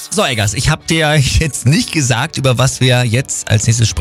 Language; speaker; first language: German; native; German